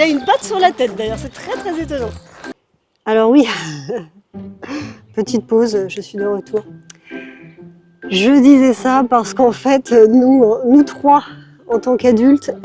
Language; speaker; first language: French; native; French